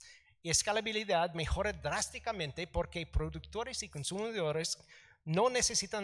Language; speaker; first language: Spanish; non-native, learner; English